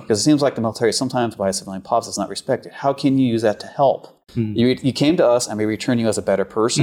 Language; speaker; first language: English; native; English